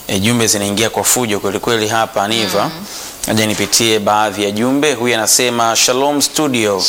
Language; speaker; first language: Swahili; non-native, local second language; Sukuma